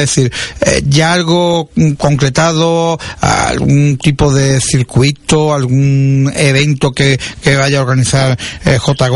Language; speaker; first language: Spanish; native; Spanish